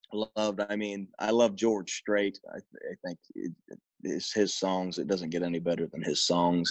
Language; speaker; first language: English; native; English